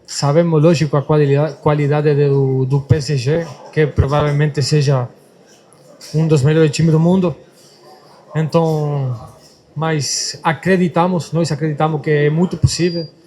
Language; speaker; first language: Portuguese; non-native, fluent; Spanish